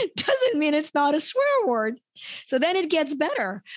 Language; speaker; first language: English; non-native, fluent; Ukrainian